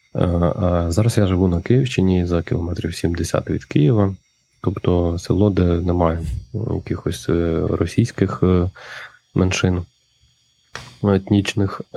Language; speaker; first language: Ukrainian; native; Ukrainian